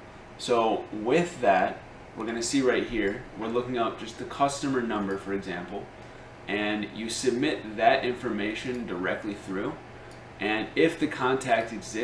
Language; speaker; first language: English; native; English